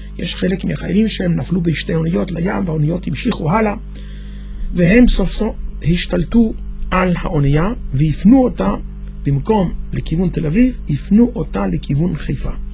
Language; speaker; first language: Hebrew; non-native, fluent; Yiddish